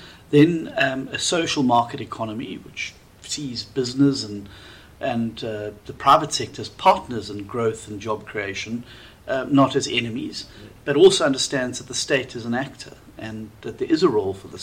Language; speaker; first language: English; native; English